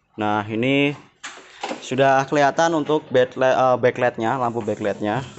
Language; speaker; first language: Indonesian; non-native, local second language; Javanese